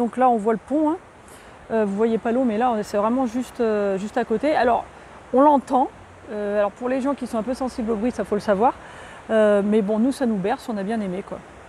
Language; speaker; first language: French; native; French